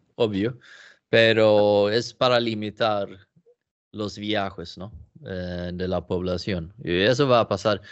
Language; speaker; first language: Spanish; non-native, learner; Swedish